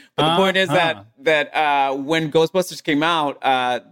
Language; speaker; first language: English; non-native, fluent; Spanish